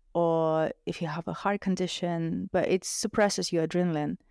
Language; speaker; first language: English; non-native, fluent; Russian